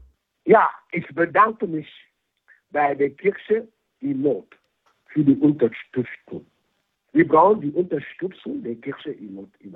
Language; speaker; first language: German; non-native, fluent; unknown